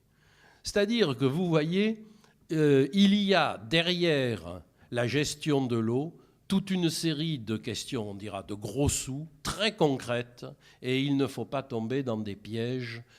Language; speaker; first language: French; native; French